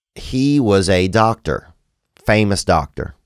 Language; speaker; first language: English; native; English